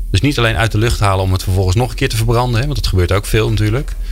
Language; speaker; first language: Dutch; native; Dutch